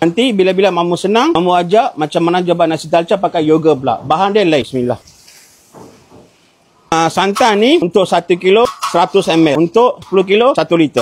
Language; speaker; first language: Malay; native; Malay